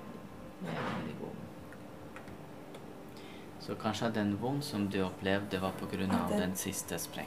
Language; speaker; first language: Norwegian; non-native, fluent; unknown